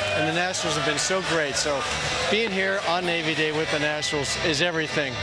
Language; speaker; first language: English; native; English